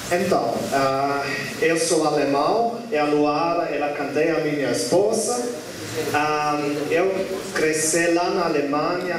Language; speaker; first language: Portuguese; non-native, learner; German